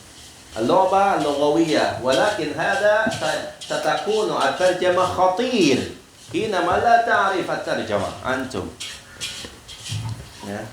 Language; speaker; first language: Arabic; non-native, fluent; Indonesian